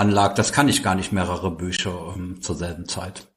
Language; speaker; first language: German; native; German